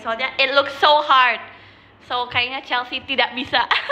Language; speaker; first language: Indonesian; native; Indonesian